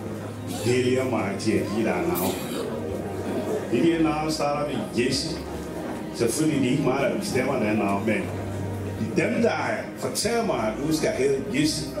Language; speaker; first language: Danish; non-native, fluent; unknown